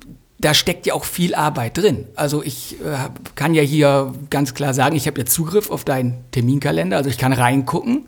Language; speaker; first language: German; native; German